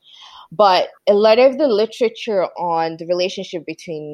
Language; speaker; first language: English; non-native, local second language; Yoruba